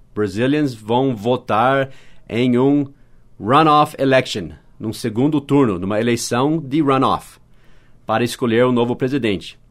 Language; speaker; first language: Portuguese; non-native, fluent; English